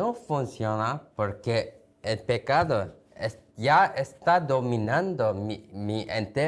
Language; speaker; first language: Spanish; non-native, fluent; Korean